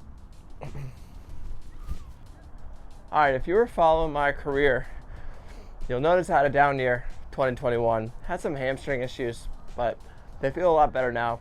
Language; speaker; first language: English; native; English